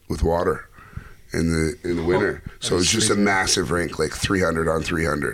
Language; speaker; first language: English; native; English